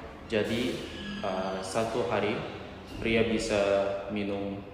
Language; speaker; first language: Indonesian; non-native, learner; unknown